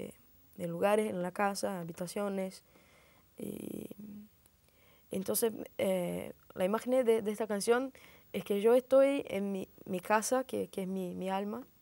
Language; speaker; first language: Spanish; non-native, fluent; Portuguese